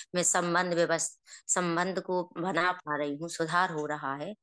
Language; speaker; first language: Hindi; native; Hindi